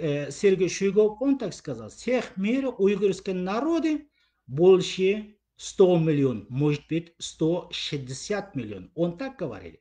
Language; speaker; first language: Russian; non-native, learner; Uyghur